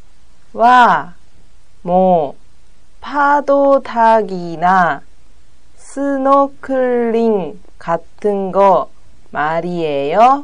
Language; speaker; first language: Korean; non-native, learner; Japanese